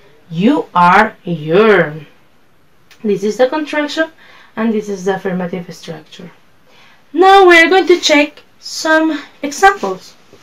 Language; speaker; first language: English; non-native, fluent; Spanish